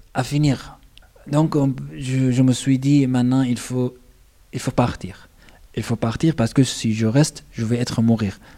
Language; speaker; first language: French; non-native, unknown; Arabic